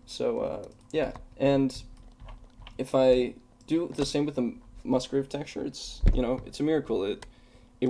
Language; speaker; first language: English; native; English